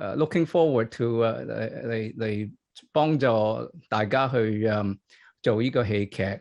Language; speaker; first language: Cantonese; early bilingual, other home language; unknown